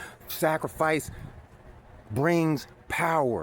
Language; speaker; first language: English; native; English